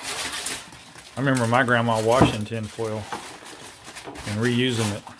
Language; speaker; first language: English; native; English